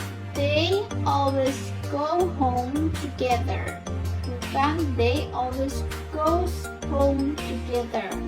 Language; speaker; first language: English; non-native, fluent; Indonesian